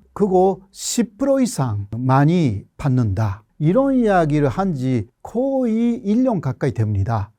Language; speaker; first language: Korean; non-native, fluent; Japanese